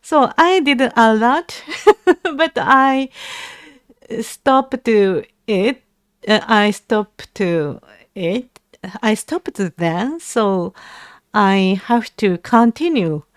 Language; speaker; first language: English; non-native, learner; Japanese